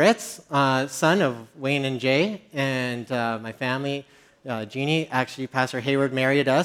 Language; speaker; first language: English; native; English